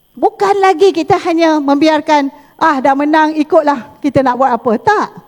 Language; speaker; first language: Malay; native; Malay